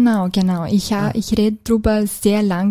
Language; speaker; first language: German; non-native, fluent; Serbian